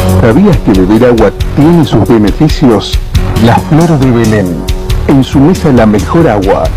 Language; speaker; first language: Spanish; native; Spanish